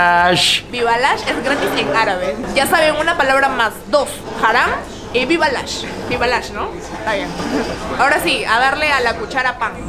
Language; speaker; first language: Spanish; native; Spanish